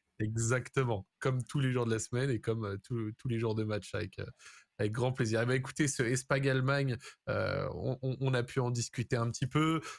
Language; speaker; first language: French; native; French